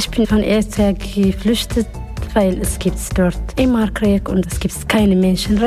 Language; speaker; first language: German; non-native, learner; Tigrinya